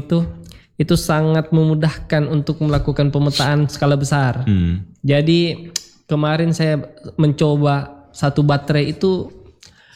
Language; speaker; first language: Indonesian; native; Indonesian